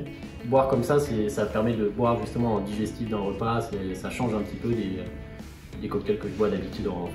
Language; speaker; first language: French; native; French